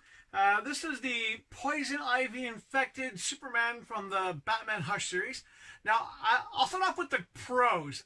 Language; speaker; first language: English; native; English